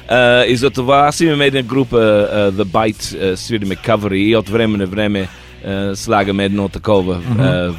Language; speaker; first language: Bulgarian; non-native, learner; English